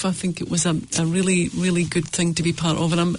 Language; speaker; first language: English; native; English